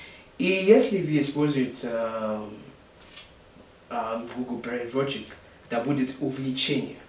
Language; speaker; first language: Russian; non-native, learner; English